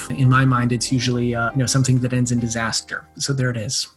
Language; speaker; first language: English; non-native, fluent; Bosnian